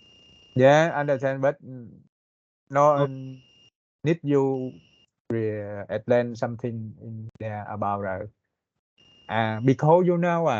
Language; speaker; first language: English; non-native, learner; Vietnamese